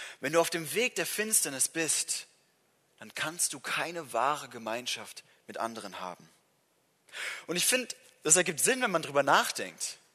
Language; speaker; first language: German; non-native, fluent; English